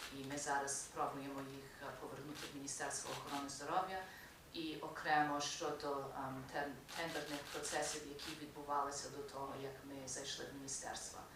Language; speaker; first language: Ukrainian; early bilingual, heritage; Ukrainian